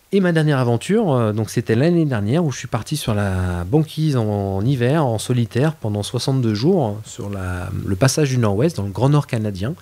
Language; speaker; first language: French; native; French